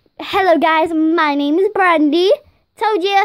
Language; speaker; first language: English; native; English